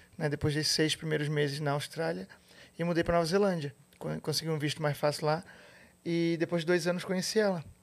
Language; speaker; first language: Portuguese; native; Portuguese